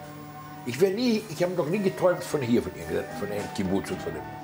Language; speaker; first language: German; early bilingual, heritage; German